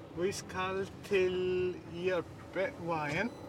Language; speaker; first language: Norwegian; non-native, learner; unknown